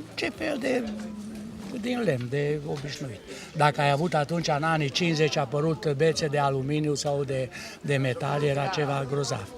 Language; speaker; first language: Romanian; non-native, local second language; Hungarian